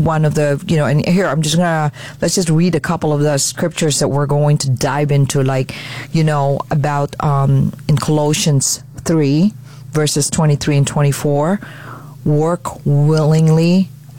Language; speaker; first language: English; non-native, local second language; Filipino